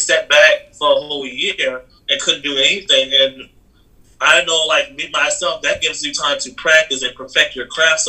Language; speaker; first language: English; native; English